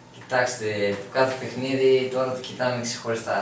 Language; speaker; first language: Greek; early bilingual, other home language; Albanian